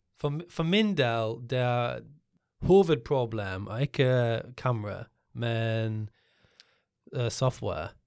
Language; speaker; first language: Norwegian; non-native, learner; English